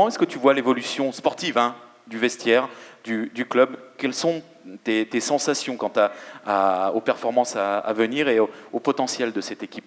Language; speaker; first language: French; native; French